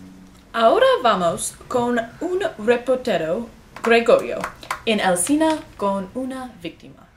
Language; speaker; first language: Spanish; non-native, learner; English